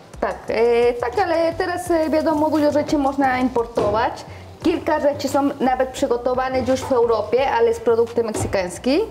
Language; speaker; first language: Polish; non-native, learner; Spanish